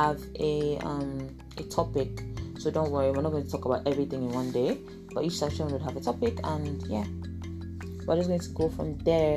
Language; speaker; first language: English; non-native, local second language; Igbo